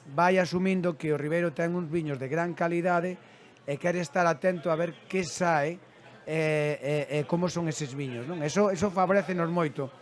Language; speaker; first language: Galician; native; Galician